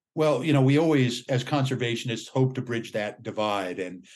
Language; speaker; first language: English; native; English